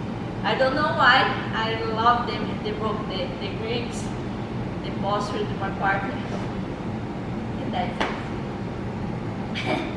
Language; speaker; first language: English; non-native, learner; Portuguese